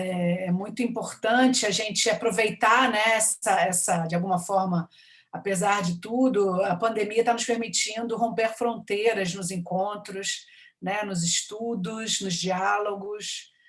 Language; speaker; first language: Portuguese; native; Portuguese